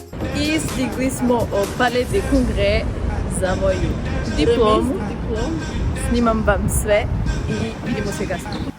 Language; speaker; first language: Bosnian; early bilingual, heritage; Serbian